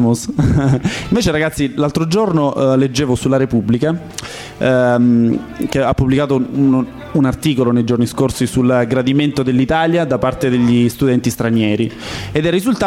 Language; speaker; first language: Italian; native; Italian